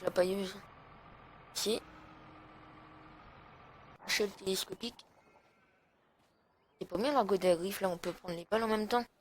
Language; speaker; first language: French; native; French